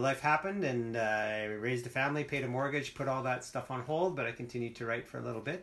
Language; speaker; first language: English; native; English